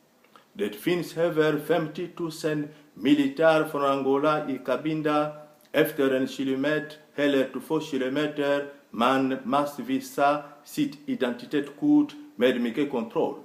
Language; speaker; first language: Swedish; non-native, fluent; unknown